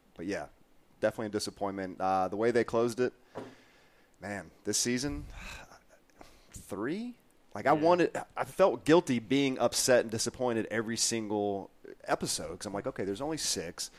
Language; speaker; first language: English; native; English